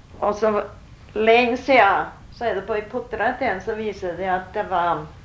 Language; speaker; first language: Norwegian; early bilingual, heritage; Norwegian